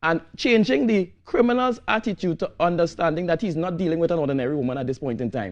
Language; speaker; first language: English; native; English